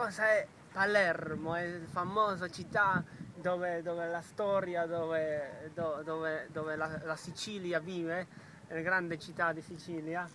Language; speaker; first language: Italian; non-native, learner; Czech